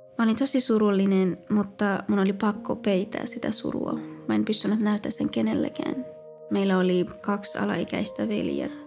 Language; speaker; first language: Finnish; non-native, fluent; Persian